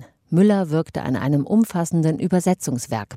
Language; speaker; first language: German; native; German